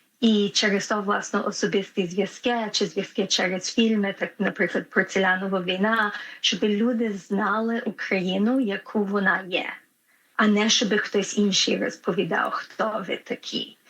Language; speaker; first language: Ukrainian; early bilingual, heritage; Ukrainian